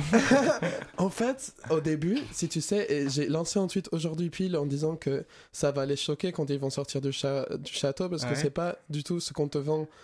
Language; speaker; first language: French; non-native, fluent; Spanish